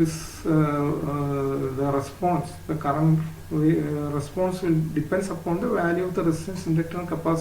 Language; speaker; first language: English; non-native, local second language; Malayalam